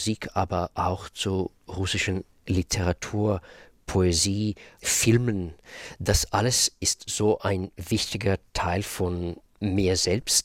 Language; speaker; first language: German; non-native, fluent; Russian